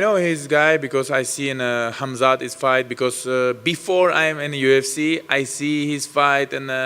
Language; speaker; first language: English; non-native, learner; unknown